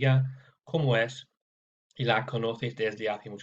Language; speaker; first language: Spanish; non-native, fluent; English